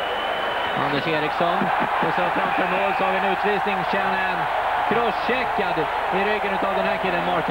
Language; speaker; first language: Swedish; native; Swedish